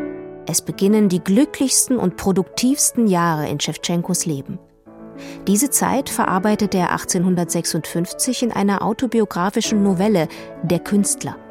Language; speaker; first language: German; native; German